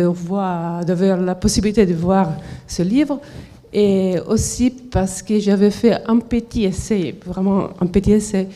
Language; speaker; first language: French; non-native, fluent; Italian